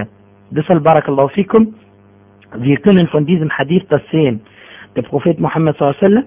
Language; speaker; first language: German; non-native, fluent; Arabic